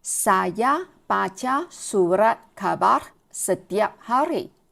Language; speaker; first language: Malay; non-native, local second language; Chinese